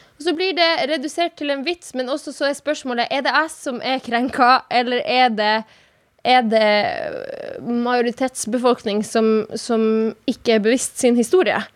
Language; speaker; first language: Norwegian; non-native, local second language; Northern Sami